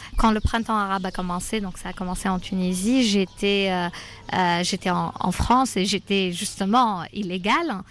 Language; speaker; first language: French; non-native, local second language; Arabic